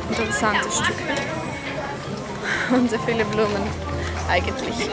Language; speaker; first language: German; non-native, learner; Russian